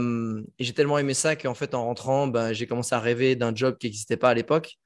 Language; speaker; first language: French; native; French